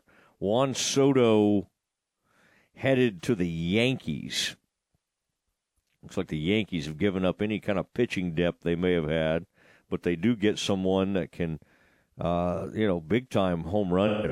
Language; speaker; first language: English; native; English